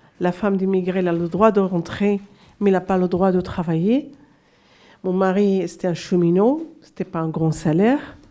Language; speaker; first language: French; non-native, local second language; Arabic